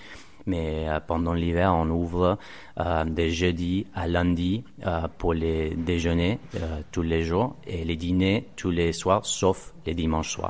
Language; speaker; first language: French; non-native, fluent; Spanish